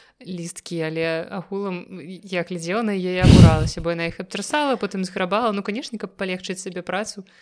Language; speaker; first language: Belarusian; non-native, local second language; Russian